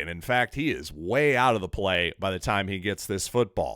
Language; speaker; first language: English; native; English